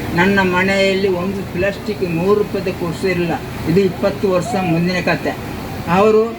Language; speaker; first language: Kannada; native; Kannada